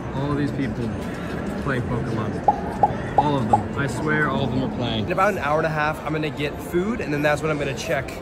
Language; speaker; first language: English; native; English